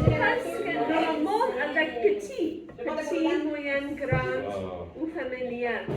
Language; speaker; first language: French; non-native, learner; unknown